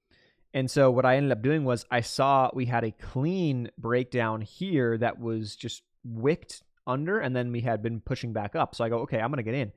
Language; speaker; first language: English; native; English